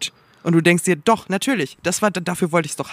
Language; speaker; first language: German; native; German